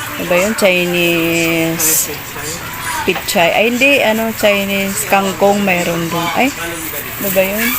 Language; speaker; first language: Filipino; non-native, local second language; Waray